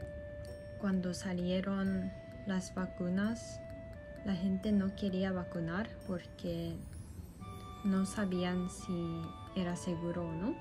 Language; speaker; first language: Spanish; non-native, fluent; Japanese